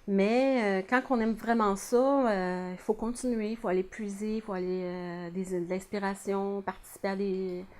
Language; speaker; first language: French; native; French